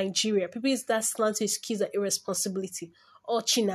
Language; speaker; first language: English; non-native, local second language; Igbo